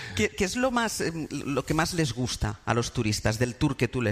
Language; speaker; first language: Spanish; native; Spanish